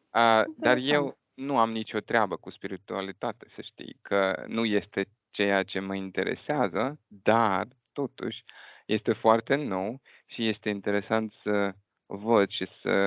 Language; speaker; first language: Romanian; non-native, fluent; Russian